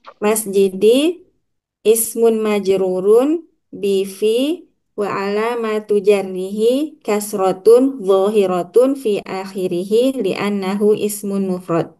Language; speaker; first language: Arabic; non-native, learner; Indonesian